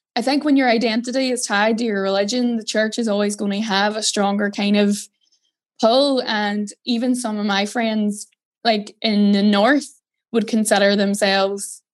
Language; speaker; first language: English; native; English